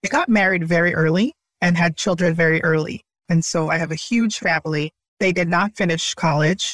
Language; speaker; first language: English; early bilingual, other home language; Haitian Creole